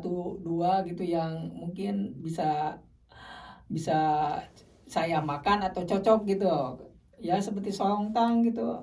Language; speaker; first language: Indonesian; native; Indonesian